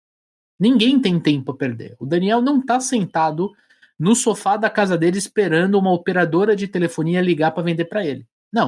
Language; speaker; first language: Portuguese; native; Portuguese